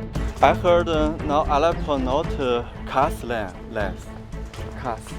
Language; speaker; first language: English; non-native, learner; Chinese